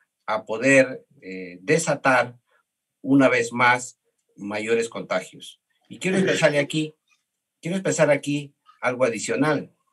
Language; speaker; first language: Spanish; native; Spanish